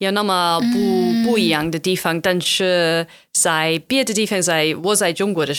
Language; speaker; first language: Chinese; non-native, fluent; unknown